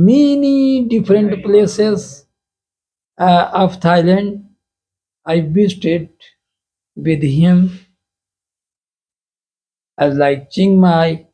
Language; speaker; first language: English; non-native, local second language; Hindi